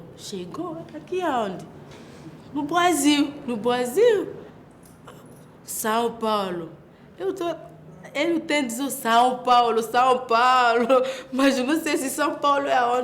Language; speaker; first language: Portuguese; non-native, learner; French